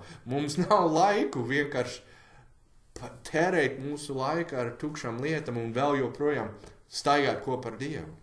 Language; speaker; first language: Latvian; non-native, learner; English